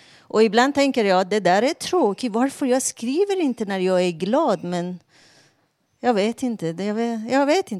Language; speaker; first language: Swedish; non-native, fluent; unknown